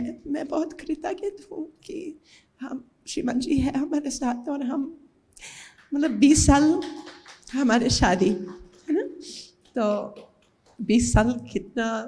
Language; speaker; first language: Hindi; non-native, learner; English